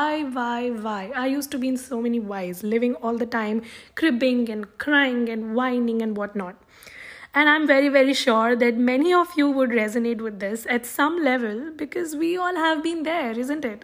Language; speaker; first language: English; non-native, local second language; Hindi